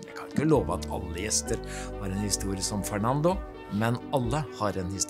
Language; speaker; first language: Norwegian; native; Norwegian